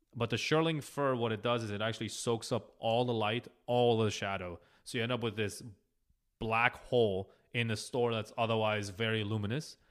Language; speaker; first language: English; early bilingual, other home language; Hebrew